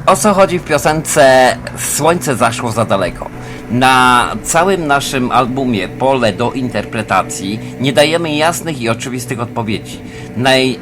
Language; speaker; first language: Polish; native; Polish